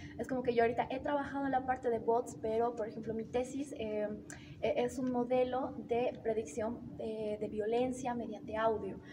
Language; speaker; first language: Spanish; native; Spanish